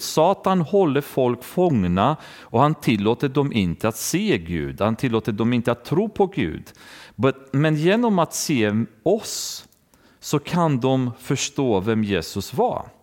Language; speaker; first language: Swedish; non-native, fluent; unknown